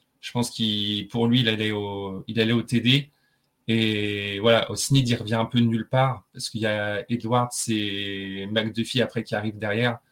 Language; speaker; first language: French; native; French